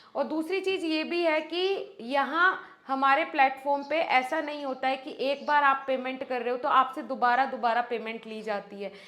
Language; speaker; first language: Hindi; native; Hindi